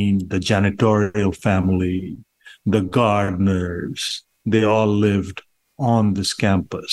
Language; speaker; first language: English; non-native, local second language; Bangla